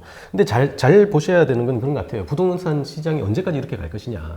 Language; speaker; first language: Korean; native; Korean